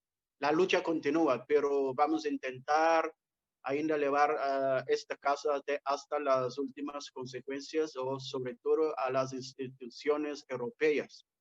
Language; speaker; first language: Spanish; non-native, fluent; Portuguese